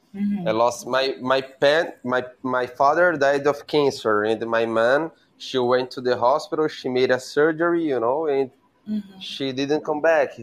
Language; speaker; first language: English; non-native, learner; Portuguese